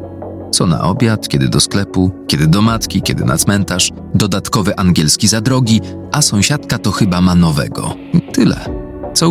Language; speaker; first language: Polish; native; Polish